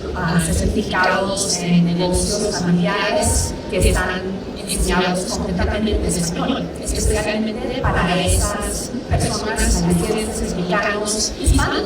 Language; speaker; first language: Spanish; early bilingual, heritage; Spanish